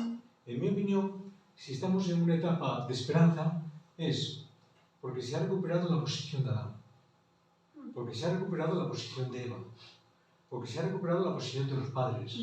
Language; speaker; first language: Spanish; native; Spanish